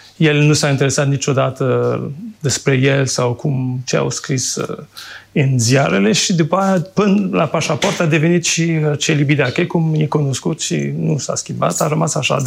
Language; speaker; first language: Romanian; non-native, fluent; French